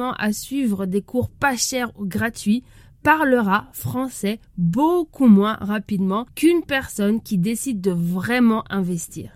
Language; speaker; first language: French; native; French